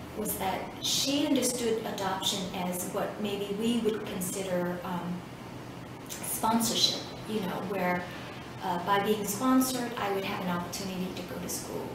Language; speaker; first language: English; early bilingual, other home language; Vietnamese